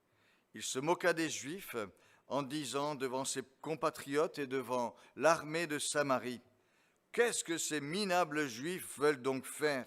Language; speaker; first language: French; native; French